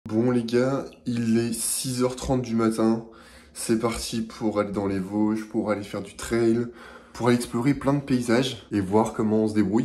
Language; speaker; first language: French; native; French